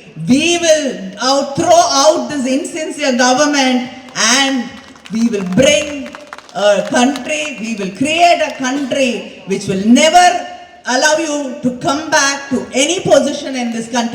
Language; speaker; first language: English; non-native, local second language; Tamil